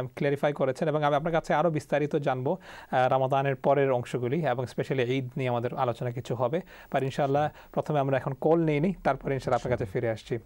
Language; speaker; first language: Bangla; early bilingual, heritage; Bangla